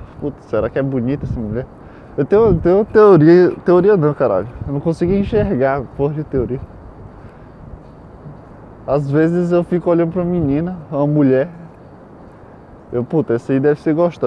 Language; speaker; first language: Portuguese; native; Portuguese